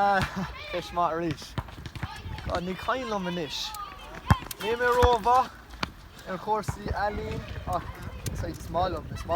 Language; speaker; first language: Irish; non-native, local second language; English